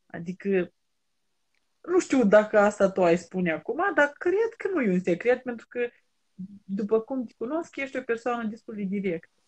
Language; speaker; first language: Romanian; native; Romanian